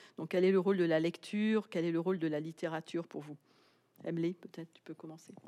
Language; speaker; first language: French; native; French